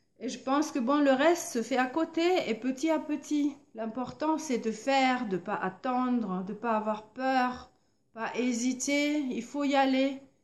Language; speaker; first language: French; non-native, fluent; German